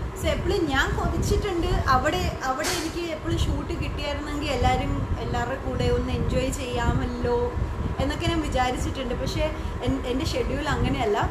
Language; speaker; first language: Malayalam; early bilingual, heritage; Malayalam